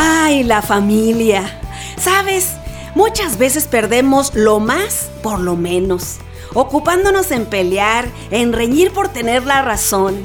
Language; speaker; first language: Spanish; native; Spanish